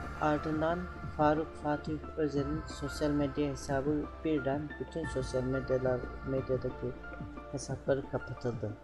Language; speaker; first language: Turkish; native; Turkish